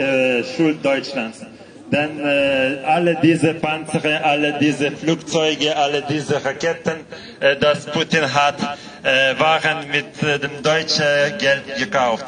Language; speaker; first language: German; non-native, fluent; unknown